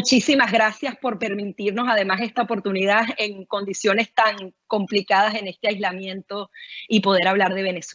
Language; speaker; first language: Spanish; native; Spanish